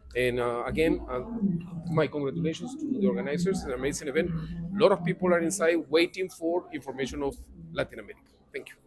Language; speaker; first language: English; non-native, fluent; Spanish